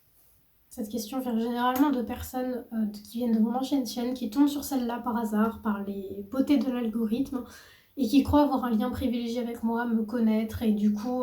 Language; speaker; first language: French; native; French